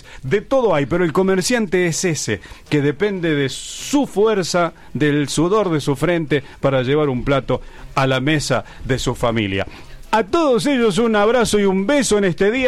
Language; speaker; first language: Spanish; native; Spanish